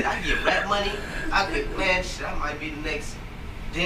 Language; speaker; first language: English; native; English